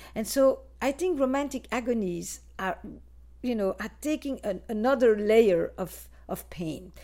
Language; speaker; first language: English; non-native, fluent; Dutch